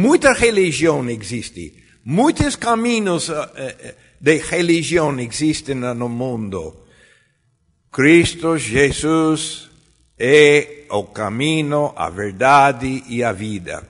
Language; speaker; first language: Portuguese; non-native, fluent; Spanish